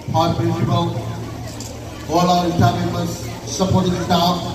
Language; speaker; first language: English; non-native, local second language; Hindi